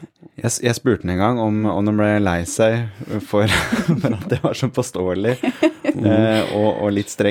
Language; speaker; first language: Norwegian; native; Norwegian